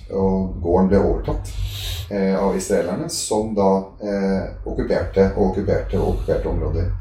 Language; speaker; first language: Norwegian; early bilingual, other home language; Arabic